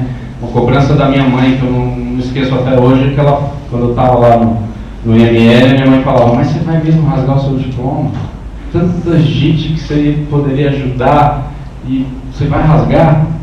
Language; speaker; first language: Portuguese; native; Portuguese